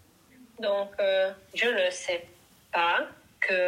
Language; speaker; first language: French; non-native, learner; Hungarian